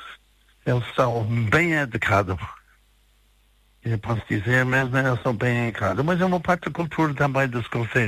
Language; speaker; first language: Portuguese; non-native, fluent; English